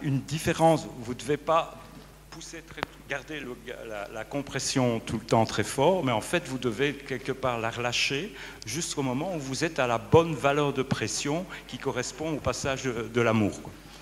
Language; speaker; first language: French; native; French